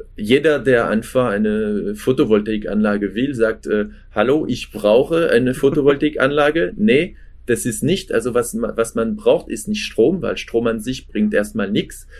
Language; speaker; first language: German; non-native, fluent; French